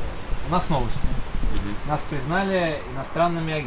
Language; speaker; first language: Russian; native; Russian